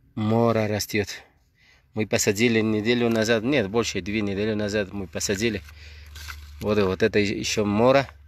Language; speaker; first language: Russian; non-native, learner; Spanish